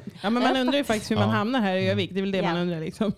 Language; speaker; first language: Swedish; native; Swedish